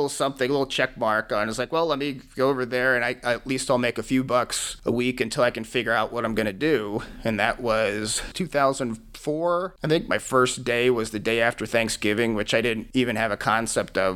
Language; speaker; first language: English; native; English